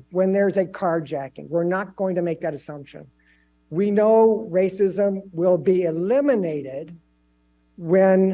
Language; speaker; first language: English; native; English